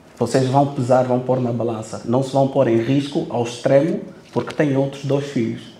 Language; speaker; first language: Portuguese; non-native, local second language; Kabuverdianu